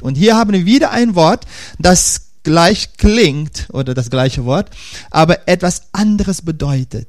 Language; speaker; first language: German; non-native, fluent; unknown